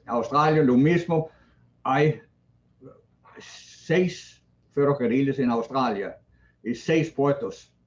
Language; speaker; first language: Spanish; non-native, fluent; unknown